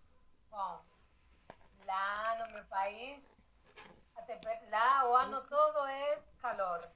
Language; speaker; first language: Portuguese; non-native, learner; Spanish